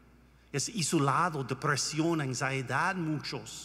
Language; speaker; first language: Spanish; non-native, learner; English